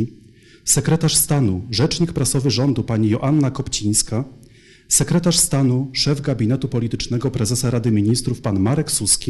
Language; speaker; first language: Polish; native; Polish